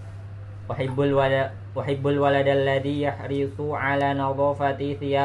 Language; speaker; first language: Arabic; non-native, learner; Indonesian